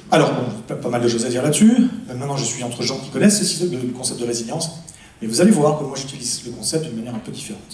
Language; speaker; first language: French; native; French